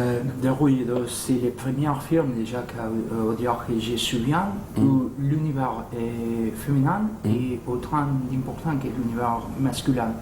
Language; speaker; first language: French; non-native, fluent; Spanish